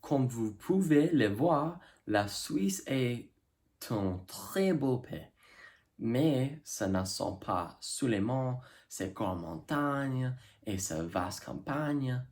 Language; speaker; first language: French; non-native, learner; English